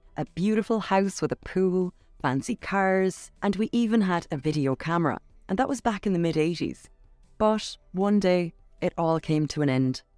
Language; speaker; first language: English; native; English